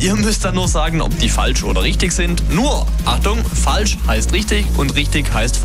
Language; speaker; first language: German; native; German